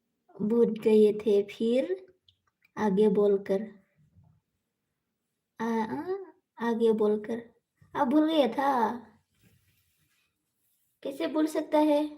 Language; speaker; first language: Hindi; non-native, local second language; Bodo